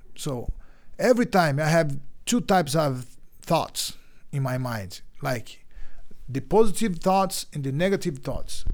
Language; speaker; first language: English; non-native, learner; Portuguese